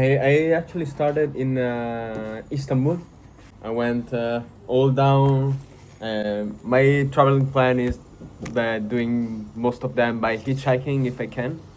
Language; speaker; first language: English; non-native, fluent; Italian